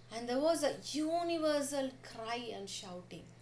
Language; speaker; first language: English; non-native, local second language; Tamil